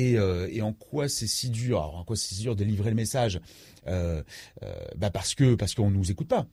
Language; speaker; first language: French; native; French